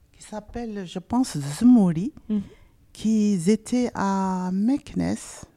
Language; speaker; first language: French; non-native, local second language; Arabic